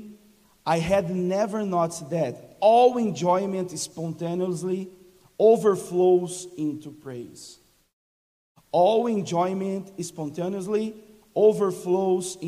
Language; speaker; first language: English; non-native, learner; Portuguese